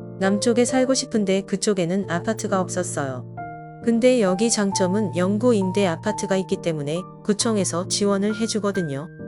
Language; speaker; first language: Korean; non-native, fluent; Vietnamese